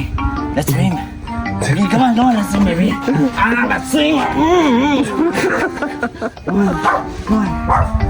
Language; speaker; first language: English; non-native, local second language; Filipino